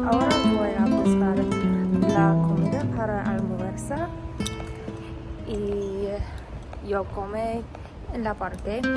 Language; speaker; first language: Spanish; non-native, learner; English